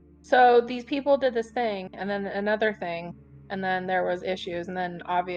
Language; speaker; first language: English; native; English